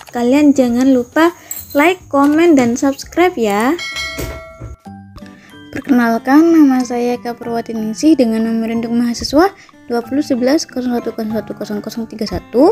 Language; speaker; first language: Indonesian; native; Indonesian